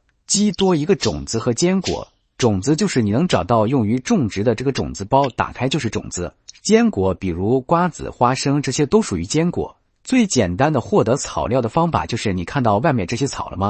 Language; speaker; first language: Chinese; native; Chinese